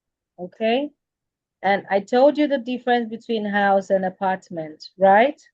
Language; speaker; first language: English; non-native, fluent; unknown